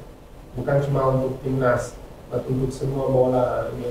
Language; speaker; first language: Indonesian; non-native, fluent; Italian